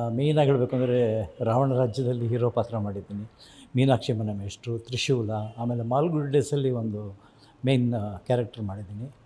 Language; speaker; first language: Kannada; native; Kannada